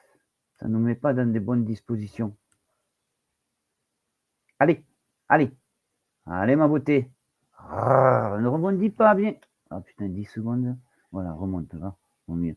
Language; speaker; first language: French; native; French